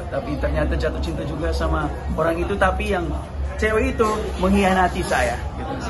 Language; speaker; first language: Indonesian; non-native, fluent; Filipino